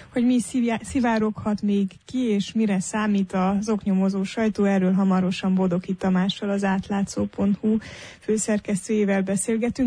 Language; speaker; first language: Hungarian; native; Hungarian